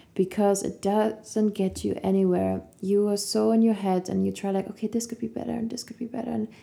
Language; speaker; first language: English; non-native, fluent; German